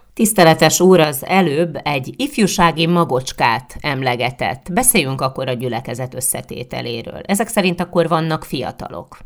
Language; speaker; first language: Hungarian; native; Hungarian